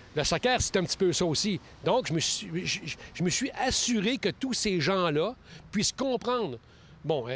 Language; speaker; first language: French; native; French